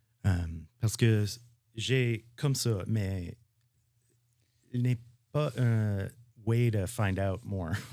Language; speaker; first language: French; non-native, learner; English